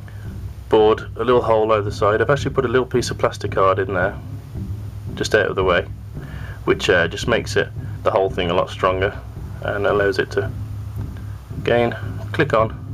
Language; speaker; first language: English; native; English